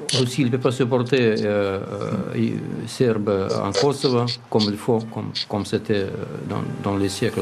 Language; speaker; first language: French; non-native, learner; Russian